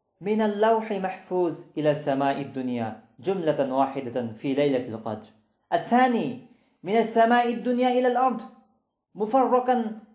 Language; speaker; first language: Arabic; non-native, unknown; Bangla